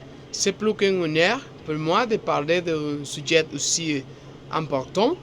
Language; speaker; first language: French; non-native, learner; Spanish